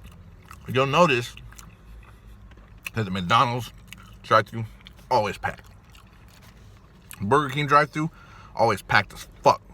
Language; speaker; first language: English; native; English